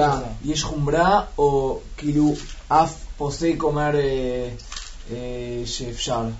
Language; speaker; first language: Hebrew; non-native, learner; Spanish